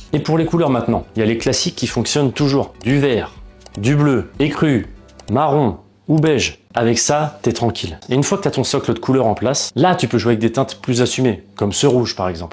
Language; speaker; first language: French; native; French